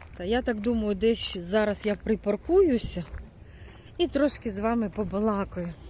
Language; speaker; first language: Ukrainian; non-native, local second language; Russian